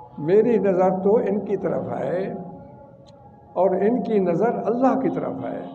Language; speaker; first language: Urdu; non-native, local second language; Saraiki